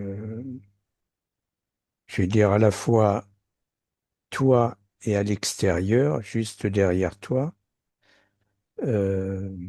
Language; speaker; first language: French; native; French